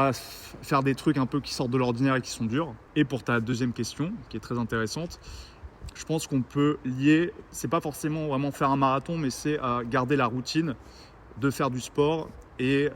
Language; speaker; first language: French; native; French